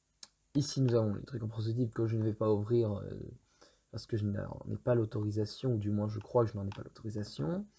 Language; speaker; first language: French; native; French